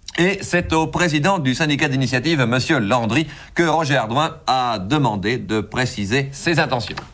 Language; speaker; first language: French; native; French